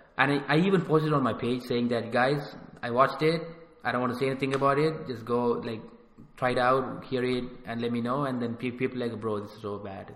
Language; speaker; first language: English; early bilingual, other home language; Tamil